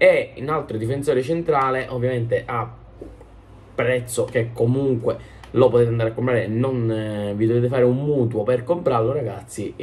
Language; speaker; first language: Italian; native; Italian